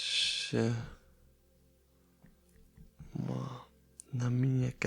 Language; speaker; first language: Portuguese; non-native, learner; German